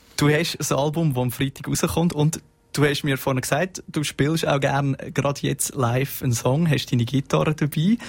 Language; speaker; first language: German; native; German